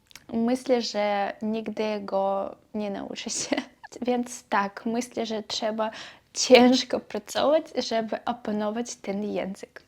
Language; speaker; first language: Polish; non-native, learner; Belarusian